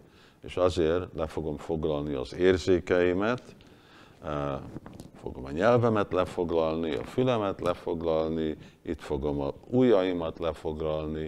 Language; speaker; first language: Hungarian; early bilingual, heritage; Hungarian